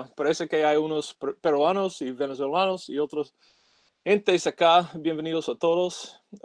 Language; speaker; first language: Spanish; non-native, fluent; English